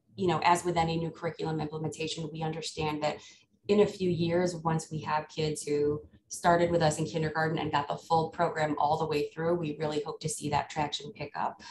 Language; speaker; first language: English; native; English